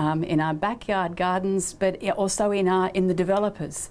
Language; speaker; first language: English; native; English